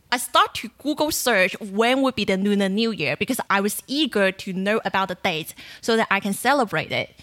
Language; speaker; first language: English; non-native, fluent; Chinese